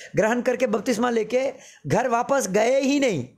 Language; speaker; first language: Hindi; non-native, local second language; Malayalam